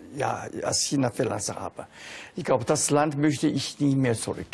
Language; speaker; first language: German; non-native, fluent; Chinese